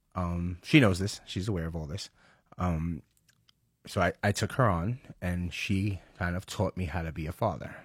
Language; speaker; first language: English; early bilingual, other home language; Spanish